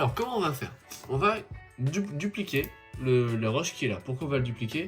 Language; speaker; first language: French; native; French